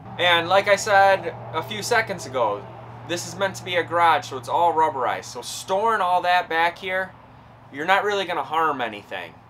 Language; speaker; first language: English; native; English